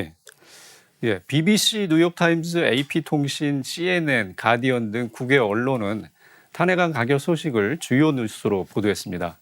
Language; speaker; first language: Korean; native; Korean